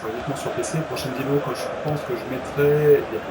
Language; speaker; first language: French; native; French